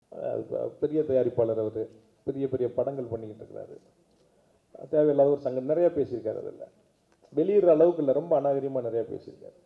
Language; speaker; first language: Tamil; native; Tamil